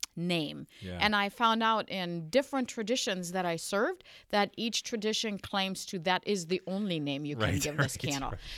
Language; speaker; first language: English; non-native, fluent; German